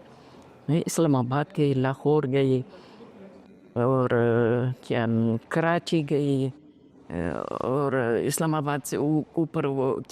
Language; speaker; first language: Hindi; non-native, fluent; Uzbek